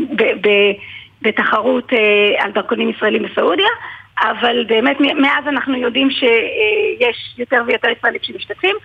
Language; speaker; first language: Hebrew; native; Hebrew